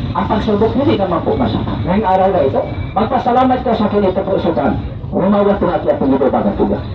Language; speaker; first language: Filipino; non-native, local second language; Cebuano